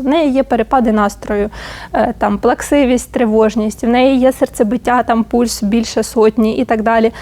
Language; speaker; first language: Ukrainian; native; Ukrainian